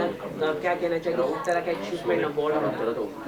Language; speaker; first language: Hindi; native; Hindi